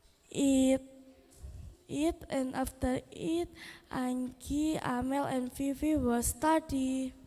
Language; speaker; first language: English; non-native, learner; Indonesian